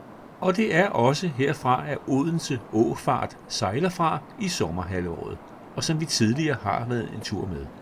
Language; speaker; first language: Danish; native; Danish